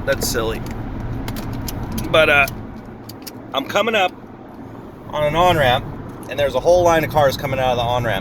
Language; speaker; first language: English; native; English